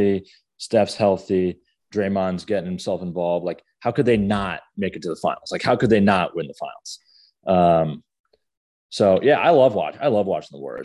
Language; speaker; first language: English; native; English